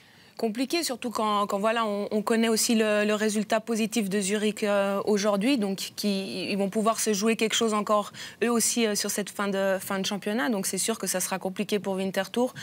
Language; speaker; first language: French; native; French